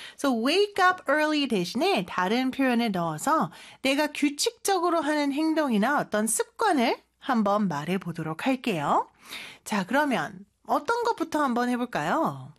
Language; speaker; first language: Korean; native; Korean